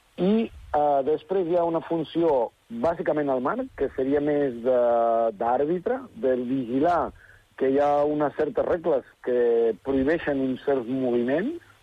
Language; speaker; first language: Catalan; early bilingual, other home language; Spanish